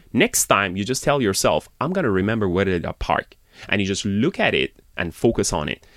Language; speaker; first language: English; non-native, fluent; Persian